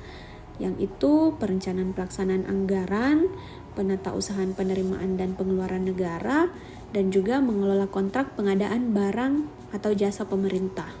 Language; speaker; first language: Indonesian; native; Indonesian